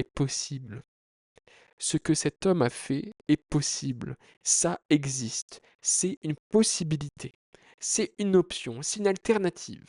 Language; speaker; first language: French; native; French